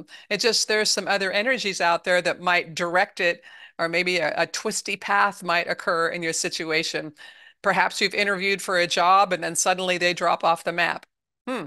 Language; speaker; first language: English; native; English